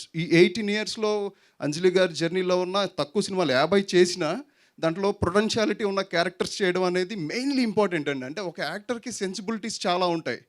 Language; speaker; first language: Telugu; native; Telugu